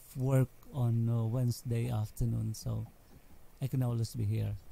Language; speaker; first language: English; non-native, local second language; Filipino